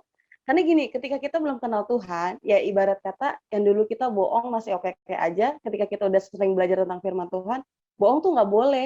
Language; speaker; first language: Indonesian; native; Indonesian